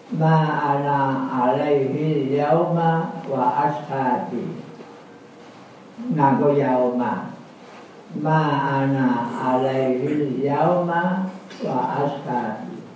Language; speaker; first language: Arabic; non-native, fluent; Javanese